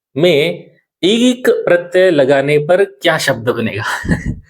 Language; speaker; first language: Hindi; non-native, local second language; Marathi